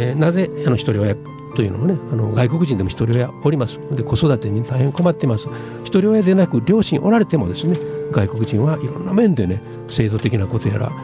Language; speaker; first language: Japanese; native; Japanese